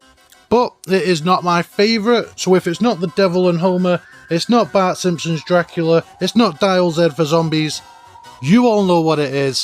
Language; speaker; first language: English; native; English